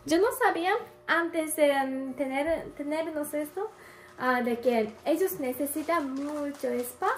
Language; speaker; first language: Spanish; non-native, learner; Japanese